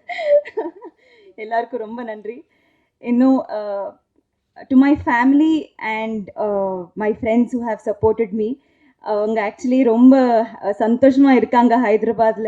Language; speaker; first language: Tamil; non-native, learner; Telugu